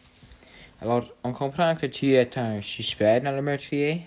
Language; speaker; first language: French; non-native, learner; English